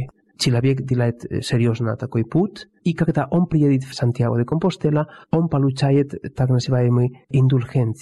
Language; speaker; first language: Russian; non-native, fluent; Spanish